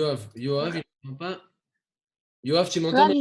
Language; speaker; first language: French; native; French